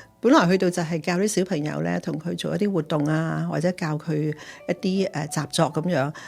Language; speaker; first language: Cantonese; native; Cantonese